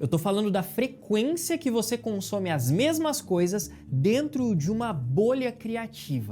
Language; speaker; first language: Portuguese; native; Portuguese